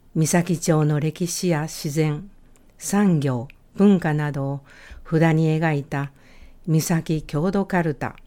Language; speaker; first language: Japanese; native; Japanese